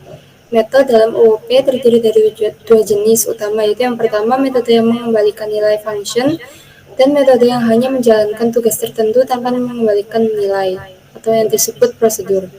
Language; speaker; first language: Indonesian; native; Indonesian